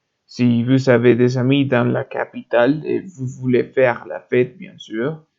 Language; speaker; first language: French; non-native, learner; Spanish